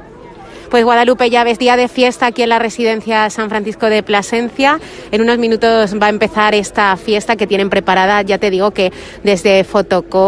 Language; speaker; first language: Spanish; native; Spanish